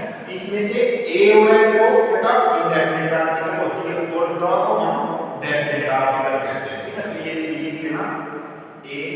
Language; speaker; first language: Hindi; native; Hindi